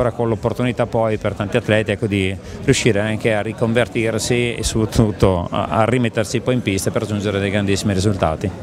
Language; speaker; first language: Italian; native; Italian